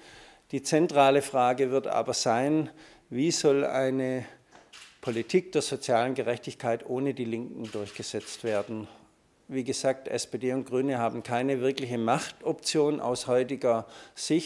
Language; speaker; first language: German; native; German